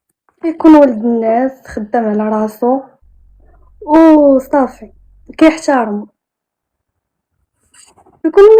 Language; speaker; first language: Arabic; native; Arabic